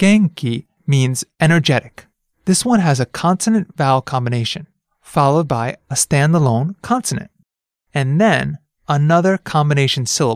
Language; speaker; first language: English; native; English